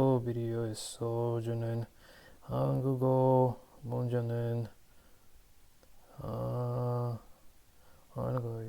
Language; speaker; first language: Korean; non-native, learner; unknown